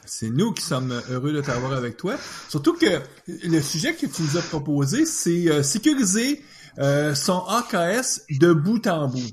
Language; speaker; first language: French; native; French